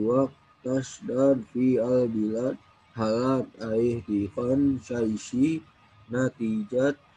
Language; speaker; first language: Arabic; non-native, learner; Indonesian